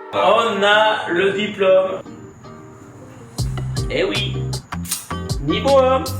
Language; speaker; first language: French; native; French